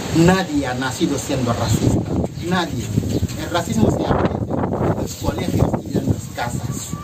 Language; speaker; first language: Spanish; non-native, fluent; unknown